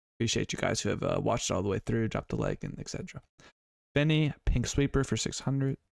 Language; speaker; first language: English; native; English